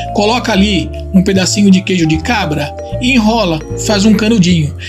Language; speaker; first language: Portuguese; non-native, fluent; Italian